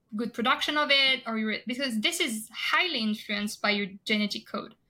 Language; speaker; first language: English; non-native, fluent; French